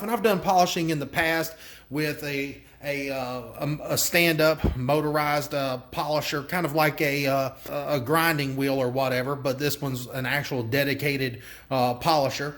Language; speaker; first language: English; native; English